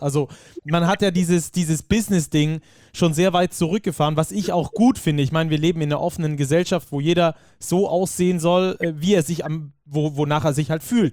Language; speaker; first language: German; native; German